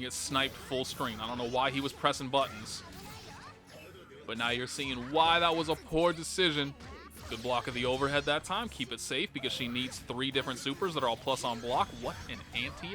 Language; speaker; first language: English; native; English